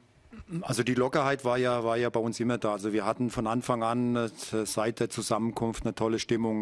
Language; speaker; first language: German; native; German